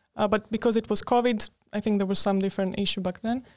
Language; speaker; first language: English; non-native, fluent; Greek